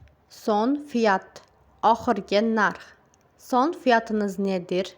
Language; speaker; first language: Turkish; non-native, fluent; Uzbek